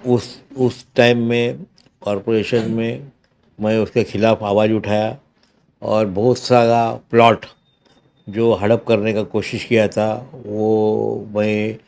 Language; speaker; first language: Hindi; non-native, local second language; Marathi